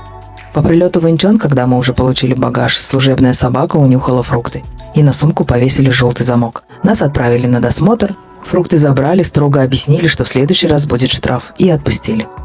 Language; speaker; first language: Russian; native; Russian